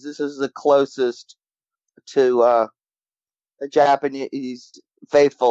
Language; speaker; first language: English; native; English